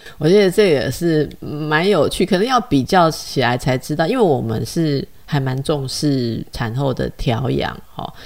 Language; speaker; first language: Chinese; native; Chinese